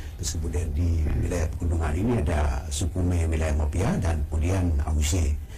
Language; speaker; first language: Indonesian; non-native, local second language; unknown